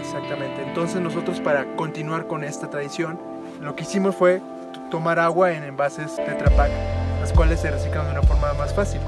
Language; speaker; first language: Spanish; native; Spanish